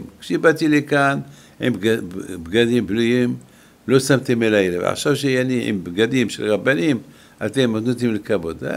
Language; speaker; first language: Hebrew; non-native, fluent; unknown